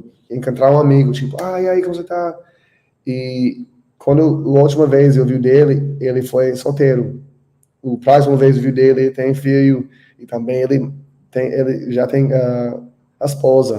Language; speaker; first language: Portuguese; non-native, learner; English